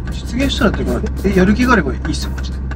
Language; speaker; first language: Japanese; native; Japanese